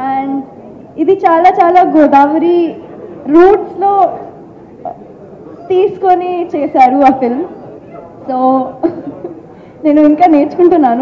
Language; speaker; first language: Telugu; non-native, learner; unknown